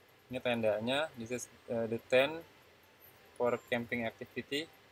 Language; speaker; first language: English; non-native, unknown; Indonesian